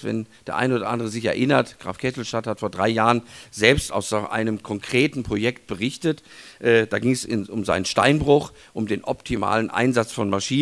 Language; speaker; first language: German; native; German